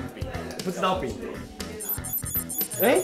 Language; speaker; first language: Chinese; native; Chinese